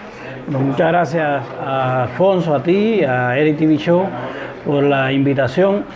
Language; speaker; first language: Spanish; native; Spanish